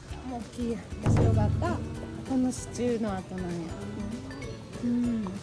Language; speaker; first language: Japanese; native; Japanese